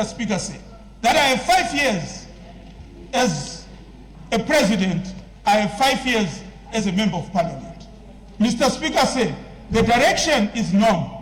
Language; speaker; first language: English; non-native, local second language; Shona